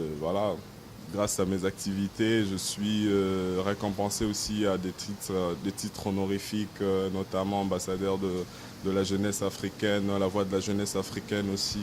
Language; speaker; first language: French; non-native, local second language; Lingala